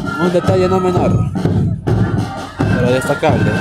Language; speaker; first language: Spanish; native; Spanish